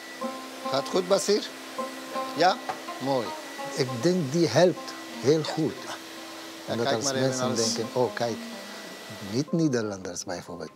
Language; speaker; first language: Dutch; non-native, learner; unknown